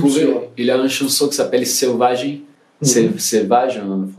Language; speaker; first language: French; non-native, learner; Portuguese